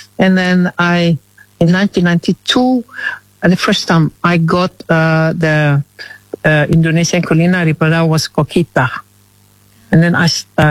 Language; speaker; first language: English; non-native, fluent; Indonesian